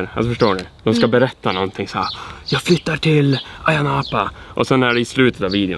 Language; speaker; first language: Swedish; native; Swedish